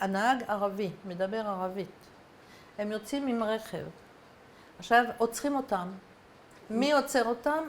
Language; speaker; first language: Hebrew; non-native, fluent; French